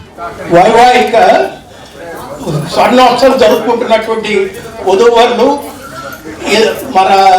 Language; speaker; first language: Telugu; native; Telugu